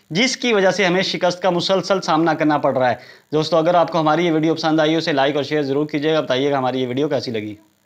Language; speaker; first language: Urdu; native; Urdu